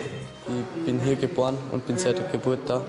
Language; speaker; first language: German; early bilingual, other home language; Turkish